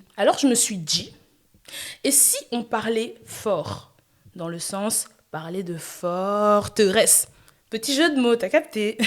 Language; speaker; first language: French; native; French